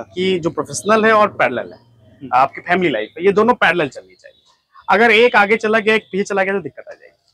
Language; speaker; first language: Hindi; native; Hindi